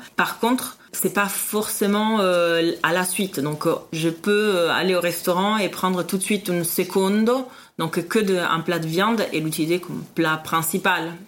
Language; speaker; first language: French; non-native, fluent; Italian